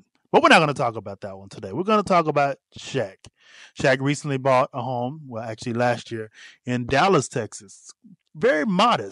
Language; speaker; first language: English; native; English